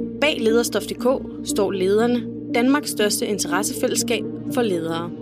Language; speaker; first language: Danish; native; Danish